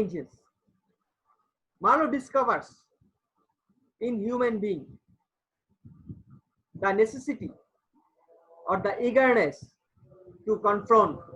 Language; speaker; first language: English; non-native, local second language; Bangla